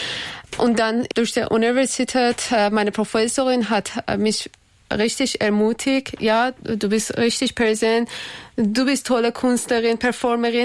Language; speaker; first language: German; non-native, fluent; Persian